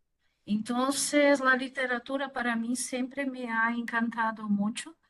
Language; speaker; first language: Spanish; non-native, fluent; Portuguese